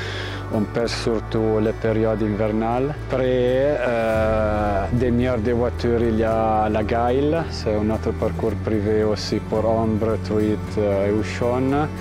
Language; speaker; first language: French; non-native, fluent; Italian